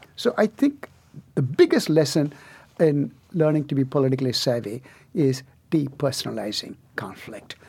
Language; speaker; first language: English; non-native, local second language; Tamil